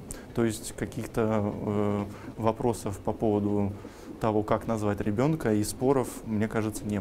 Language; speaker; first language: Russian; native; Russian